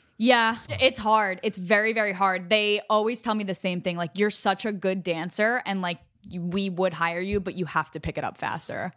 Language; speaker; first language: English; native; English